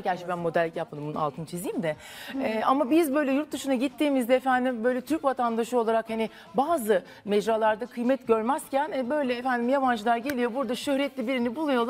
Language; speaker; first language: Turkish; native; Turkish